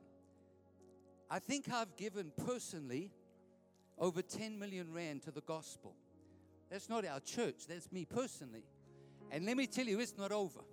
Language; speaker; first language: English; native; English